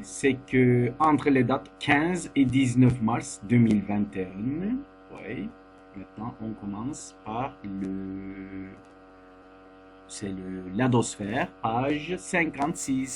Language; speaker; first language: French; non-native, fluent; Turkish